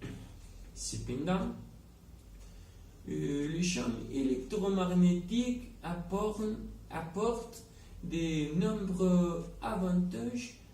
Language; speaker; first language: French; non-native, learner; Spanish